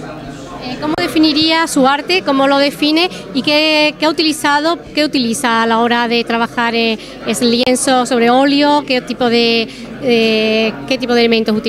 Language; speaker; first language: Spanish; native; Spanish